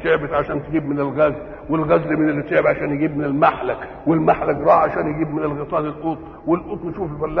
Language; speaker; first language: Arabic; native; Arabic